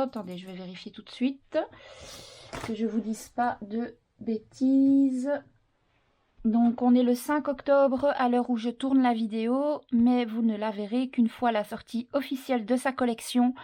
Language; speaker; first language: French; native; French